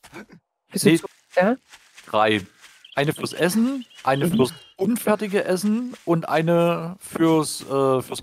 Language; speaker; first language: German; native; German